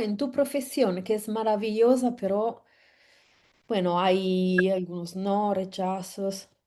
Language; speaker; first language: Spanish; non-native, fluent; Italian